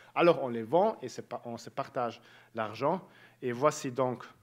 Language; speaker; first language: French; native; French